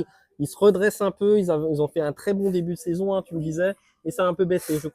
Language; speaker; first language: French; native; French